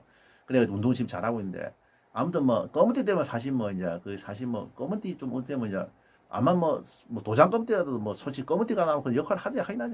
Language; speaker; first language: Korean; native; Korean